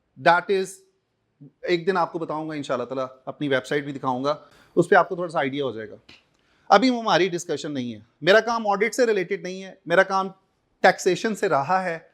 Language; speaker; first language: Urdu; non-native, local second language; Punjabi